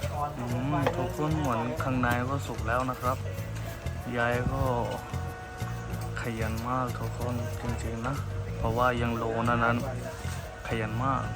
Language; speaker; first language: Thai; non-native, learner; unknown